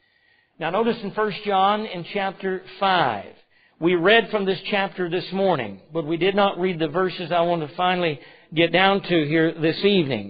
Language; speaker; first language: English; native; English